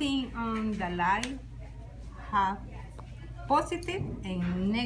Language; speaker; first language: English; non-native, learner; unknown